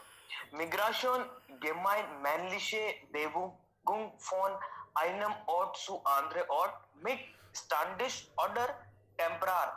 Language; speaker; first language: German; non-native, learner; Hindi